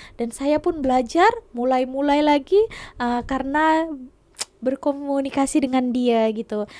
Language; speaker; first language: Malay; native; Malay